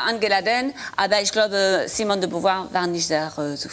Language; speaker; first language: German; non-native, fluent; French